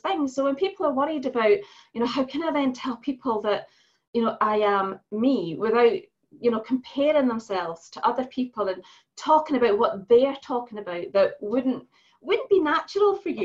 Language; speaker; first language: English; native; English